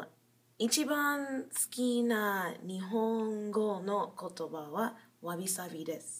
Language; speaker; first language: Japanese; non-native, learner; English